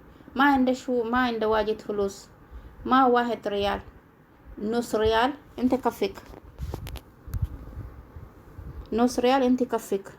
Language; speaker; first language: Arabic; non-native, learner; Oromo